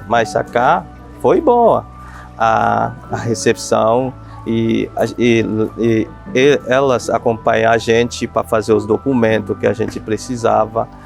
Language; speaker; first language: Portuguese; non-native, fluent; Haitian Creole